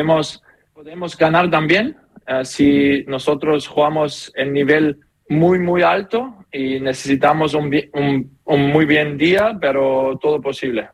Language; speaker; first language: Spanish; non-native, learner; German